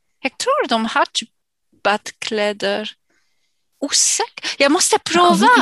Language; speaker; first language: Swedish; non-native, fluent; English